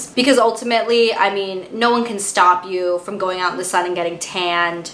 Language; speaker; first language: English; native; English